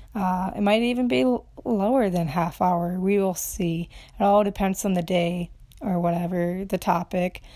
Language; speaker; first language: English; non-native, fluent; Romanian